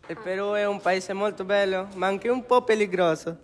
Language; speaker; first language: Italian; early bilingual, other home language; Spanish